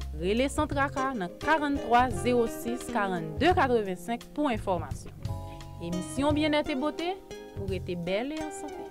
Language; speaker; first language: French; non-native, local second language; Haitian Creole